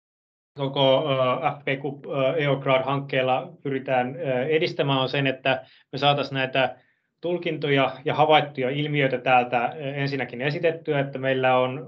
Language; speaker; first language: Finnish; native; Finnish